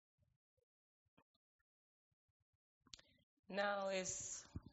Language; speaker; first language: English; non-native, learner; Spanish